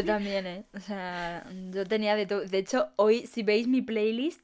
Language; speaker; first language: Spanish; native; Spanish